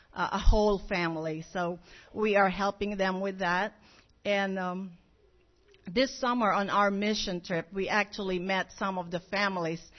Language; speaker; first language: English; non-native, local second language; Filipino